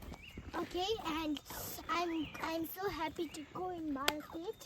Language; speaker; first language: English; non-native, learner; Tibetan